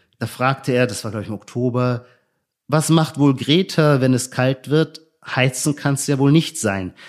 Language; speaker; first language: German; native; German